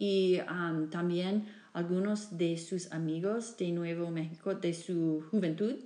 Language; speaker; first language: Spanish; non-native, fluent; English